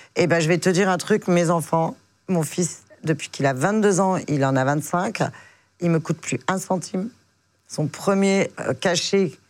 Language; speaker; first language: French; native; French